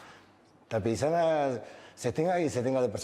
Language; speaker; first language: Indonesian; non-native, fluent; Spanish